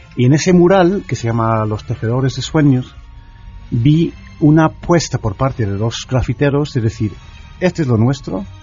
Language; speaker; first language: Spanish; non-native, fluent; English